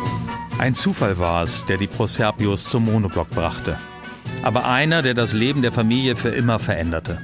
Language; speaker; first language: German; native; German